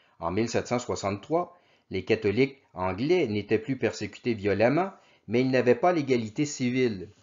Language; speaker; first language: French; native; French